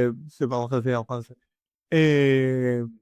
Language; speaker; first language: French; non-native, learner; Spanish